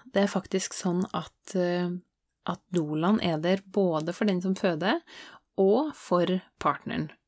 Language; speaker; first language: Norwegian; native; Norwegian